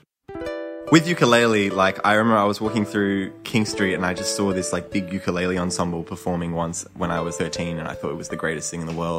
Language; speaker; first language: English; native; English